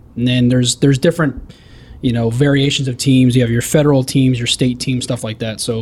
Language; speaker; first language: English; native; English